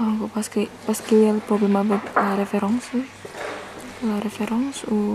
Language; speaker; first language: French; non-native, learner; Indonesian